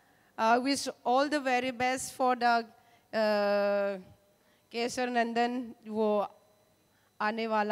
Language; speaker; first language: Hindi; non-native, local second language; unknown